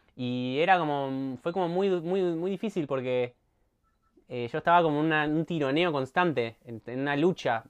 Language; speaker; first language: Spanish; native; Spanish